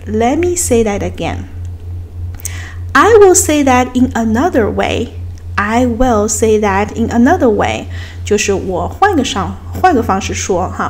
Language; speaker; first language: English; non-native, fluent; Chinese